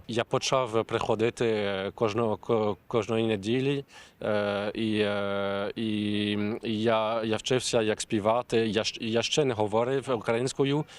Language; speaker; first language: Ukrainian; non-native, learner; French